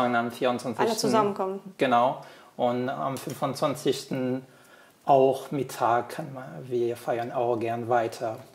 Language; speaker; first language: German; non-native, fluent; French